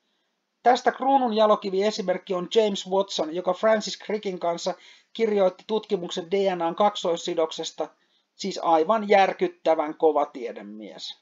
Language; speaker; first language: Finnish; native; Finnish